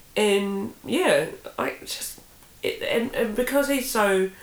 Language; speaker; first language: English; native; English